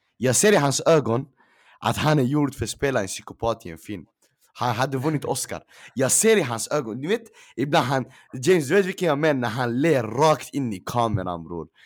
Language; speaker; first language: Swedish; early bilingual, other home language; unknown